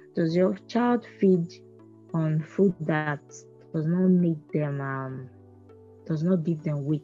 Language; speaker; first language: English; non-native, local second language; Igbo